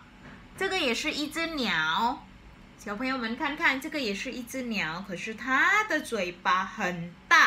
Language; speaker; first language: Chinese; non-native, fluent; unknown